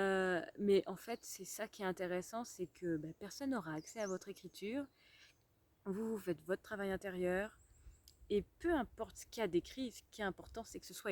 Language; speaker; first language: French; native; French